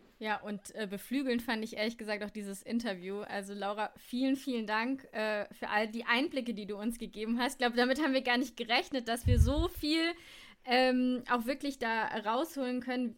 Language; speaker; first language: German; native; German